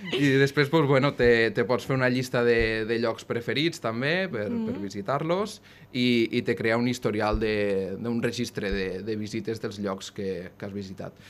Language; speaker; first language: Catalan; native; Catalan